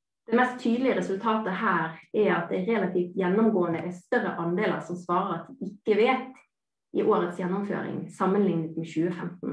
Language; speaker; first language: Norwegian; native; Norwegian